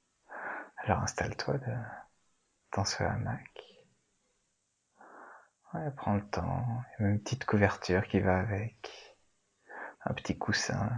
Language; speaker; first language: French; native; French